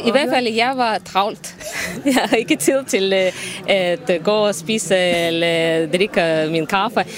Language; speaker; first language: Danish; non-native, learner; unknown